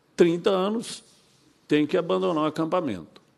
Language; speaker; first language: Portuguese; native; Portuguese